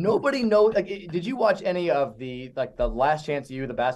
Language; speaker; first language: English; native; English